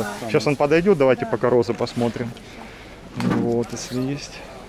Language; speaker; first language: Russian; native; Russian